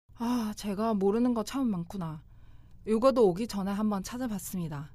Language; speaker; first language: Korean; non-native, fluent; Chinese